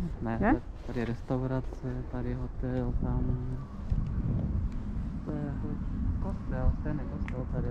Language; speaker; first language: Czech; non-native, learner; Filipino